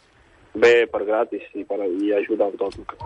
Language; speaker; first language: Catalan; non-native, fluent; Ukrainian